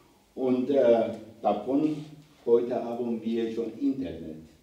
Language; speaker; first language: German; non-native, learner; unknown